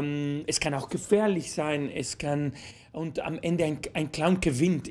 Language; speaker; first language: German; non-native, fluent; Spanish